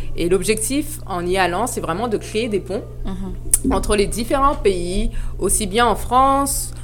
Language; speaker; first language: French; native; French